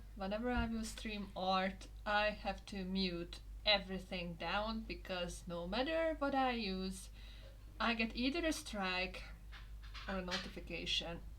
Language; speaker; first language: English; non-native, fluent; Hungarian